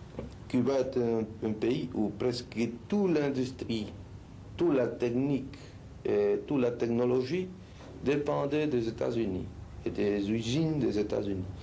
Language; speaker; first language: French; non-native, fluent; Spanish